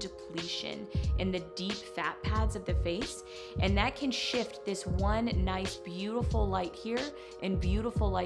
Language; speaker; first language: English; native; English